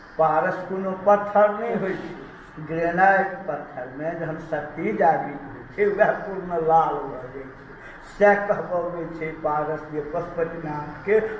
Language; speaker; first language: Maithili; native; Maithili